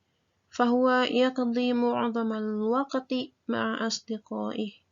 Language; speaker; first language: Arabic; non-native, fluent; Indonesian